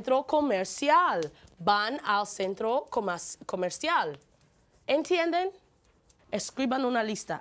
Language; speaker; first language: Spanish; non-native, fluent; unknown